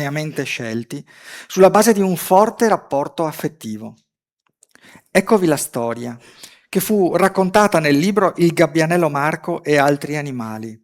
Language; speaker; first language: Italian; native; Italian